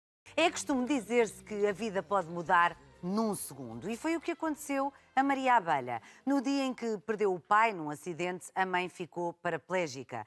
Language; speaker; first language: Portuguese; native; Portuguese